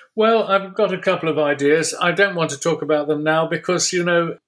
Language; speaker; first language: English; native; English